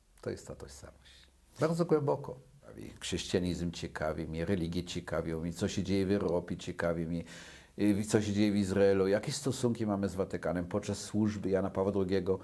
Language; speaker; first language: Polish; early bilingual, other home language; Yiddish